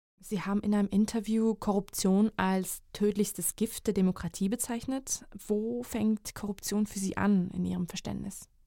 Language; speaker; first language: German; non-native, fluent; Georgian